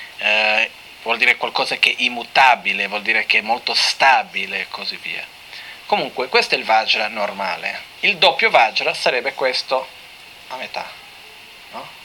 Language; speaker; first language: Italian; non-native, fluent; Portuguese